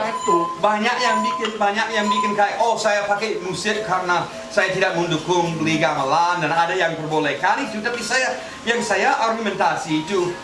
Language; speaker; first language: Indonesian; non-native, fluent; Spanish